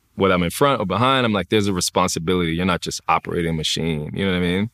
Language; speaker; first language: English; native; English